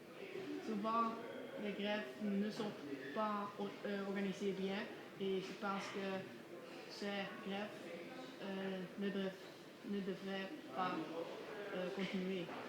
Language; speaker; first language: French; non-native, learner; Dutch